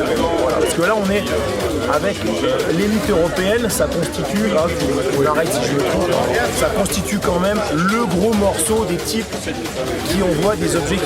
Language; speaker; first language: French; native; French